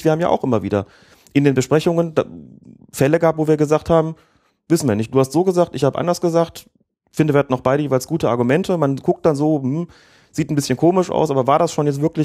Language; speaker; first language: German; native; German